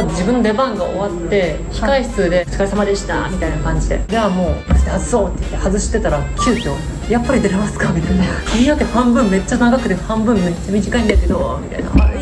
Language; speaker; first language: Japanese; native; Japanese